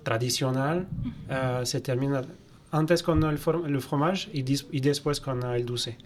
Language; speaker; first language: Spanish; non-native, fluent; French